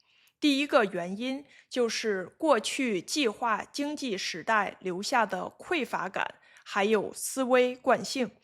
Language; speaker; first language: Chinese; native; Chinese